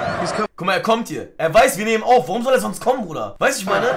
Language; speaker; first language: German; early bilingual, other home language; Turkish